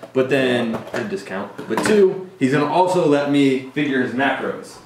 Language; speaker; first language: English; native; English